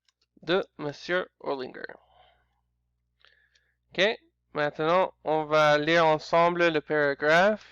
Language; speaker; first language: French; non-native, learner; English